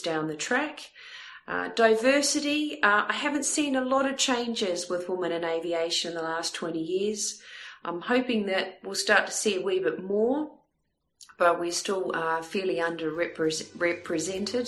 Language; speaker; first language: English; native; English